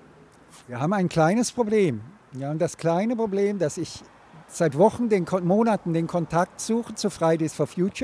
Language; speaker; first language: German; native; German